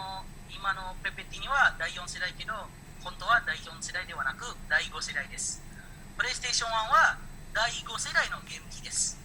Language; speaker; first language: Japanese; non-native, learner; Indonesian